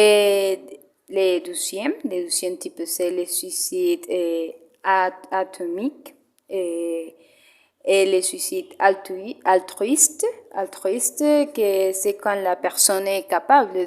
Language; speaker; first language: French; non-native, learner; Spanish